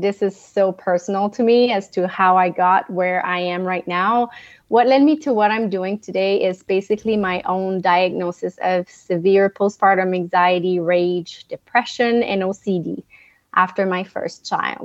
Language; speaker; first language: English; non-native, fluent; French